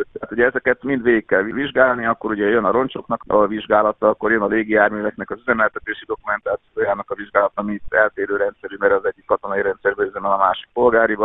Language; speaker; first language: Hungarian; native; Hungarian